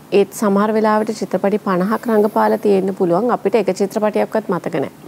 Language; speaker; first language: Sinhala; non-native, local second language; English